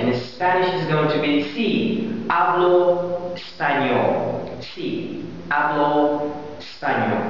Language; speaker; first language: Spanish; non-native, learner; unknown